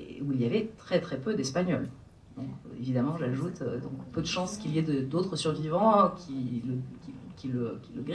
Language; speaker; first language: French; native; French